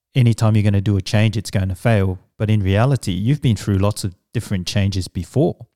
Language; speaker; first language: English; early bilingual, other home language; Samoan